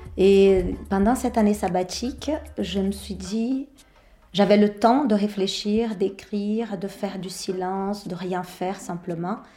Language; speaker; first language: French; non-native, fluent; Portuguese